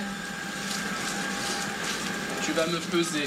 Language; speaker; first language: French; native; French